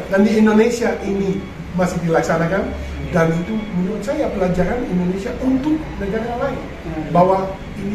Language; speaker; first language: Indonesian; non-native, fluent; Dutch